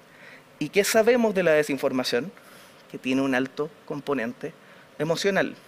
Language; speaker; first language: Spanish; native; Spanish